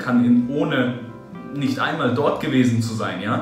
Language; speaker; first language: German; early bilingual, other home language; Russian